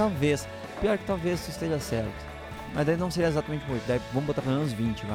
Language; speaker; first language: Portuguese; native; Portuguese